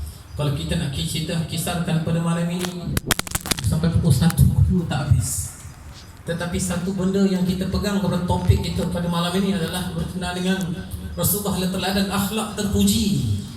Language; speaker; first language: Malay; native; Malay